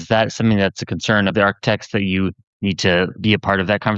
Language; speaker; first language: English; native; English